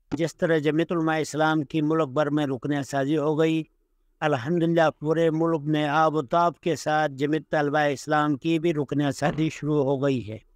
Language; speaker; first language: Urdu; non-native, local second language; Shina